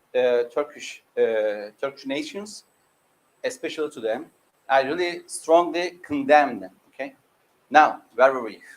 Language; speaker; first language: English; non-native, fluent; Turkish